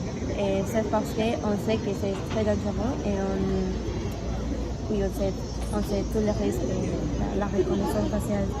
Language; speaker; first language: French; non-native, learner; Spanish